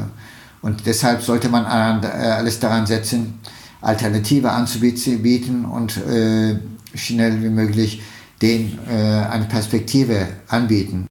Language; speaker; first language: German; non-native, fluent; Turkish